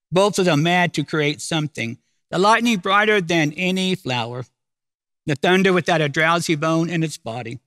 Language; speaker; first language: English; native; English